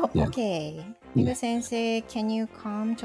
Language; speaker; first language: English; non-native, fluent; Japanese